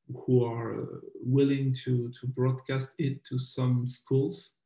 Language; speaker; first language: English; non-native, fluent; French